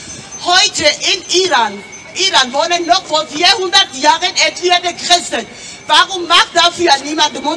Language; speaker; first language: German; non-native, fluent; Georgian